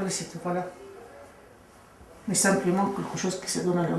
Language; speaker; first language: French; non-native, local second language; Réunion Creole French